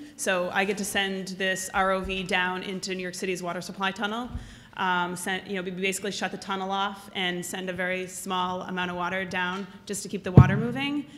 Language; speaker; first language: English; native; English